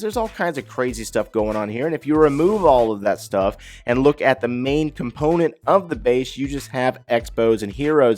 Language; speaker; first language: English; native; English